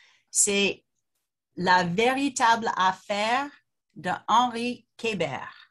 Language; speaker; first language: French; non-native, fluent; English